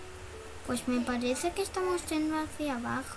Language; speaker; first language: Spanish; native; Spanish